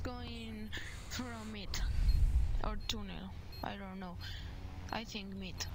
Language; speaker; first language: English; non-native, learner; Portuguese